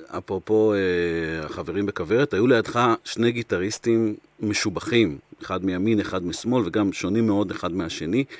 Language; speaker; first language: Hebrew; native; Hebrew